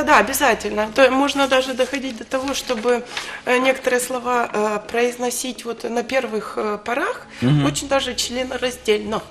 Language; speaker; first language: Russian; native; Russian